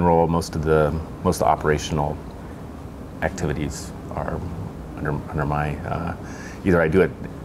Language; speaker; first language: English; native; English